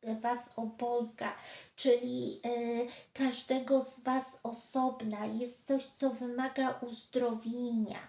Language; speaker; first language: Polish; native; Polish